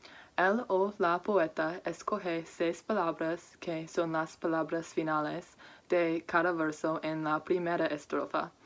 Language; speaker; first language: Spanish; non-native, learner; English